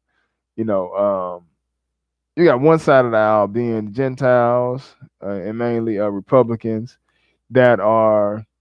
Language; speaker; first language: English; native; English